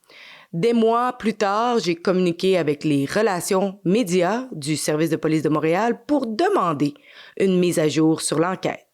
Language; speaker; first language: French; native; French